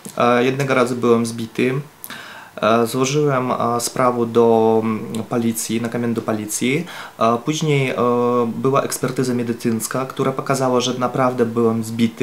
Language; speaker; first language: Polish; non-native, fluent; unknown